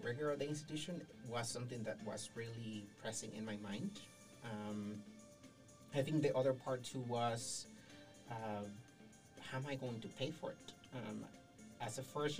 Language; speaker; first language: English; non-native, fluent; Spanish